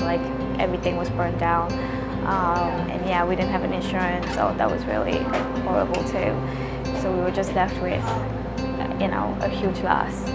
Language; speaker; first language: English; non-native, fluent; Burmese